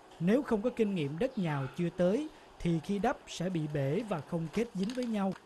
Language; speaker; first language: Vietnamese; native; Vietnamese